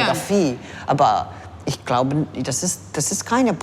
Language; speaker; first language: German; non-native, fluent; English